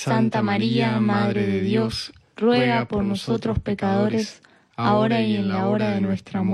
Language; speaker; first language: Spanish; native; Spanish